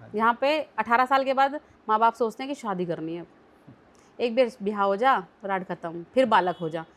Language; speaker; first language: Hindi; native; Hindi